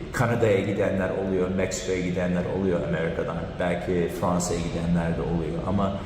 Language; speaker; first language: Turkish; early bilingual, heritage; Turkish